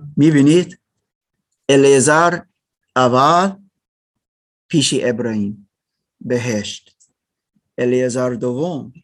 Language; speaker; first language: Persian; non-native, learner; German